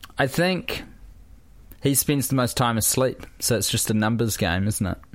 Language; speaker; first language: English; native; English